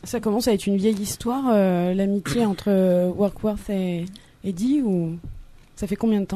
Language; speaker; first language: French; native; French